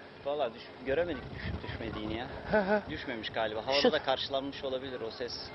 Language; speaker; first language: Turkish; native; Turkish